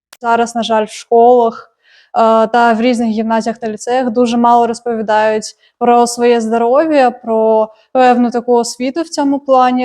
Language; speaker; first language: Ukrainian; native; Ukrainian